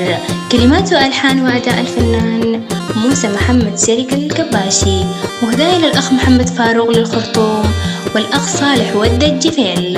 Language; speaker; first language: Arabic; native; Arabic